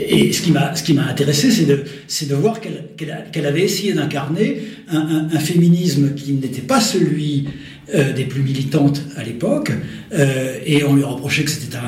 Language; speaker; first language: French; native; French